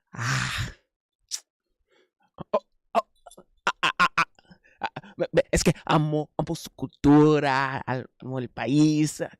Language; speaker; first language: Spanish; non-native, learner; English